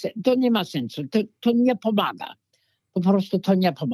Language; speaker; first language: Polish; non-native, fluent; English